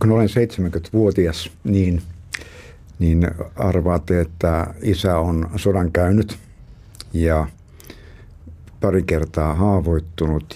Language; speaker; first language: Finnish; native; Finnish